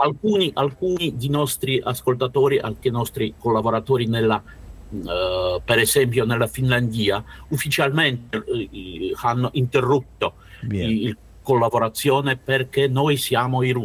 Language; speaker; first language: Italian; non-native, learner; Russian